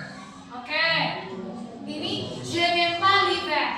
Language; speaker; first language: French; non-native, learner; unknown